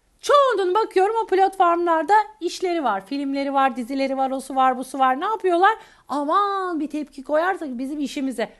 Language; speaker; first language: Turkish; native; Turkish